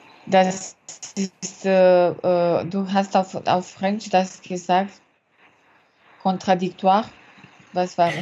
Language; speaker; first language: German; non-native, learner; French